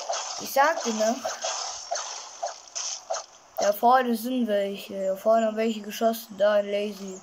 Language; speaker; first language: German; native; German